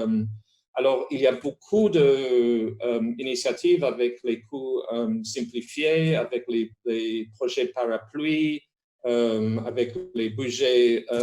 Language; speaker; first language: French; non-native, fluent; Spanish